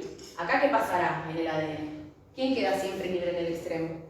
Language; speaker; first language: Spanish; native; Spanish